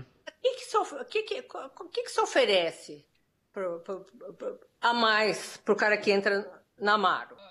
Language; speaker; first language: Portuguese; native; Portuguese